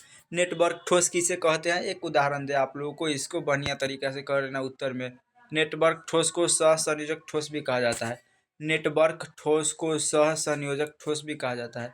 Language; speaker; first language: Hindi; native; Hindi